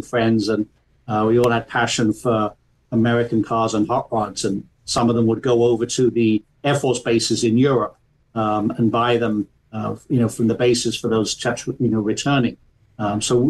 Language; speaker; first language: English; native; English